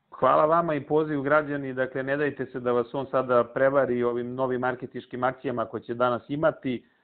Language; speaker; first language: Serbian; native; Serbian